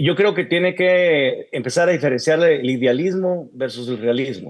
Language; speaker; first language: Spanish; native; Spanish